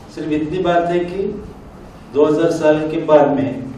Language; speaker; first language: Hindi; non-native, local second language; Marathi